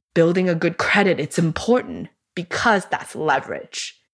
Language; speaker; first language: English; early bilingual, other home language; Chinese